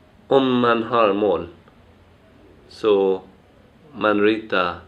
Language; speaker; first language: Swedish; non-native, fluent; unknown